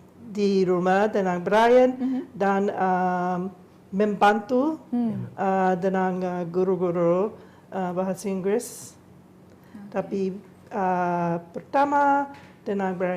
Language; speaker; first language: Indonesian; non-native, learner; English